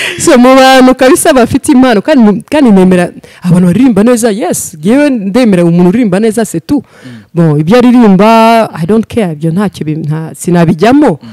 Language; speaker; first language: Kinyarwanda; early bilingual, heritage; Kinyarwanda